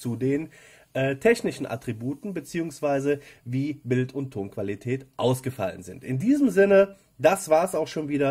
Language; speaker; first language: German; native; German